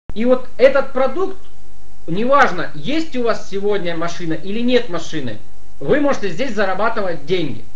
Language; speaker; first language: Russian; native; Russian